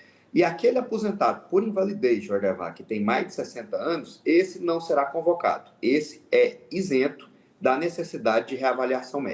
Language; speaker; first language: Portuguese; native; Portuguese